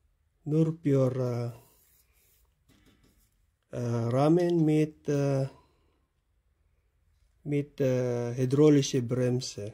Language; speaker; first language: German; non-native, learner; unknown